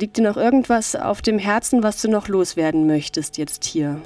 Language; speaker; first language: German; native; German